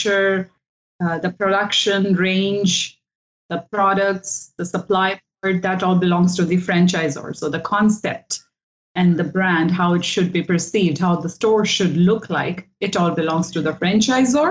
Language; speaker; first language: English; non-native, local second language; Hindi